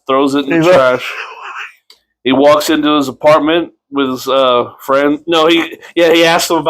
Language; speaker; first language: English; native; English